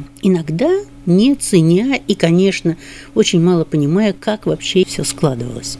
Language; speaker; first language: Russian; native; Russian